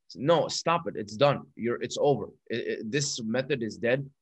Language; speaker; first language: English; non-native, fluent; Arabic